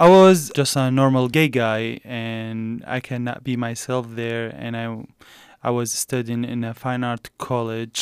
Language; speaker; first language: English; non-native, learner; Arabic